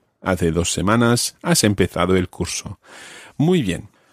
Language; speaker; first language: Spanish; non-native, fluent; English